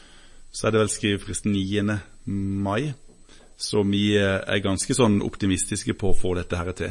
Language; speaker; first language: Norwegian; native; Norwegian